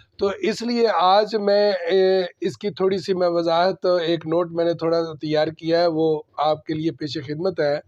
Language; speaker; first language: Urdu; non-native, local second language; Punjabi